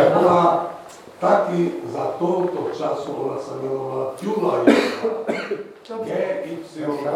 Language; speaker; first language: Czech; non-native, fluent; Hungarian